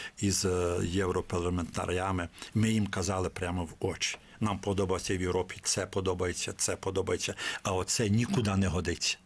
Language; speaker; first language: Ukrainian; native; Ukrainian